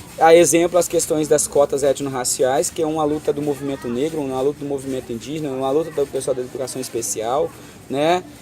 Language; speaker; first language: Portuguese; native; Portuguese